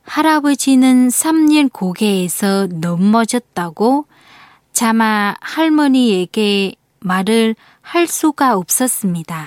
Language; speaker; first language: Korean; non-native, fluent; Vietnamese